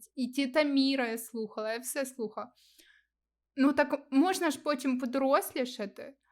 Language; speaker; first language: Ukrainian; non-native, local second language; Russian